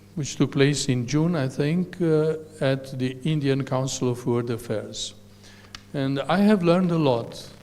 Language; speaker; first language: English; non-native, fluent; Romanian